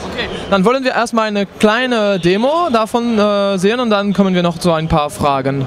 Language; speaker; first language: German; non-native, fluent; French